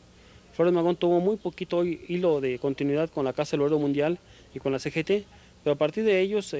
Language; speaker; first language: Spanish; native; Spanish